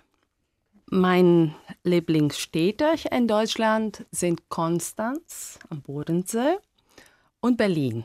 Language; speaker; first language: German; non-native, fluent; Greek